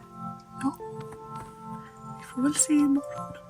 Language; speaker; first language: Swedish; native; Swedish